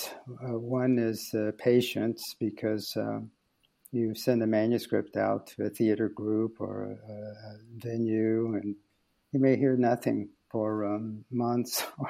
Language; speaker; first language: English; native; English